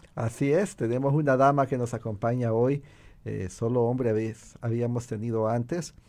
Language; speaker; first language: Spanish; native; Spanish